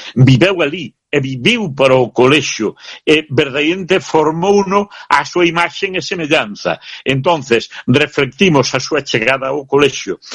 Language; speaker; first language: Galician; native; Galician